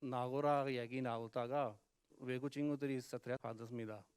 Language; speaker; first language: Korean; non-native, learner; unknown